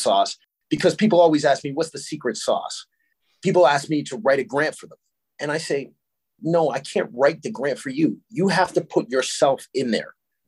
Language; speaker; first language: English; native; English